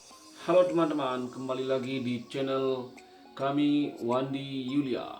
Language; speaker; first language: Indonesian; non-native, local second language; Sasak